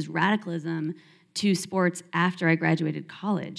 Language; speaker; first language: English; native; English